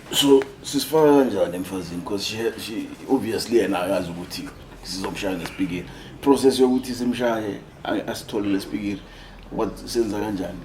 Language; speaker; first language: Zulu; native; Zulu